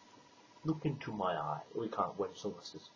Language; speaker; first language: English; native; English